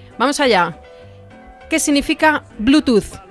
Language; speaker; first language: Spanish; native; Spanish